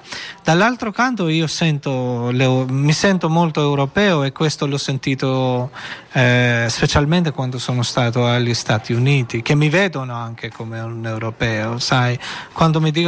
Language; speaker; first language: Italian; non-native, fluent; Albanian